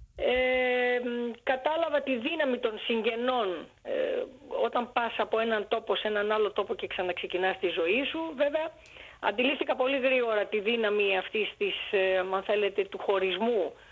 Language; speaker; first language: Greek; native; Greek